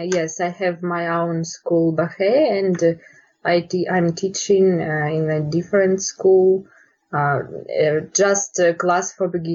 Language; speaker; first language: English; non-native, learner; Russian